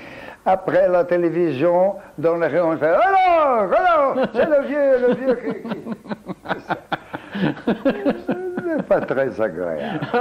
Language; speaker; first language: French; non-native, fluent; Portuguese